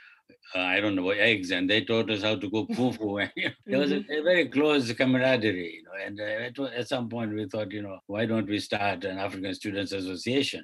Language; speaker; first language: English; non-native, local second language; Kachhi